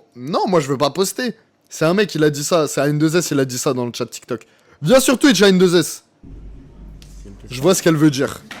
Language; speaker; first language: French; native; French